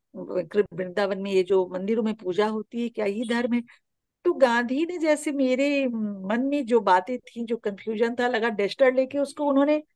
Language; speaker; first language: Hindi; native; Hindi